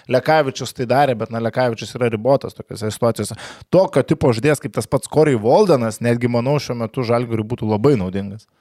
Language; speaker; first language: Lithuanian; native; Lithuanian